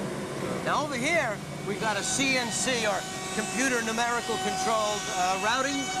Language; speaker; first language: English; native; English